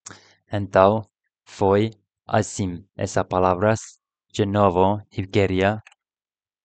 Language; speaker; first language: Portuguese; non-native, learner; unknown